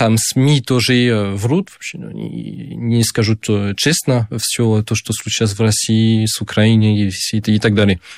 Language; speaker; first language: Russian; non-native, fluent; French